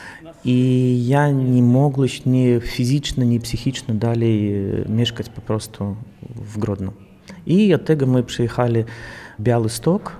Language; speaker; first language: Polish; non-native, learner; Belarusian